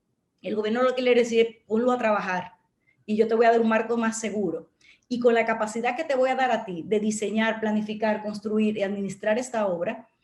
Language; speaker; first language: Spanish; native; Spanish